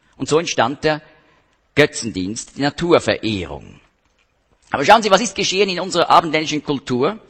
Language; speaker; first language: German; native; German